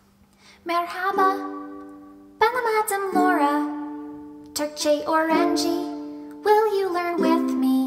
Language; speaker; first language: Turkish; non-native, learner; English